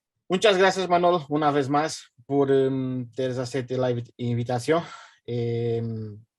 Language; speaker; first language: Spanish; non-native, learner; Portuguese